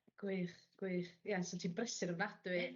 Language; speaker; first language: Welsh; native; Welsh